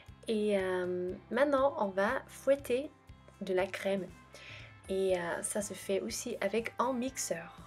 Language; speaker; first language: French; non-native, fluent; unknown